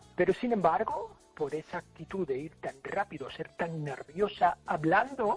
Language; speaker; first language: Spanish; non-native, fluent; English